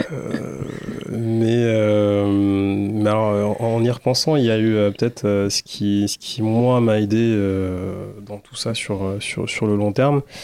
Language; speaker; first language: French; early bilingual, other home language; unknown